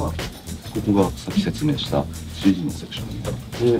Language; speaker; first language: Japanese; native; Japanese